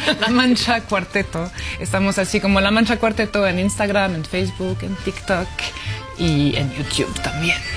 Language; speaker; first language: Spanish; non-native, fluent; French